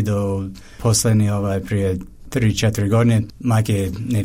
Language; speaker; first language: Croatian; non-native, fluent; English